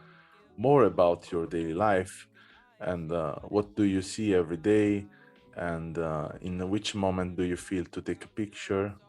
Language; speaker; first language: English; non-native, fluent; Italian